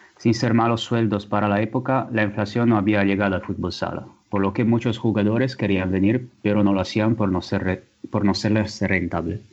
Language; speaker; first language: Spanish; non-native, fluent; Italian